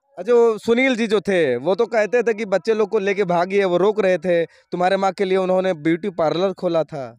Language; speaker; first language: Hindi; native; Hindi